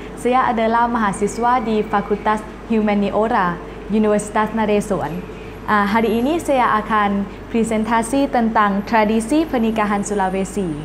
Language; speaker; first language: Indonesian; non-native, learner; Thai